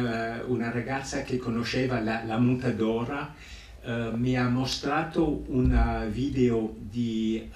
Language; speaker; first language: Italian; non-native, fluent; English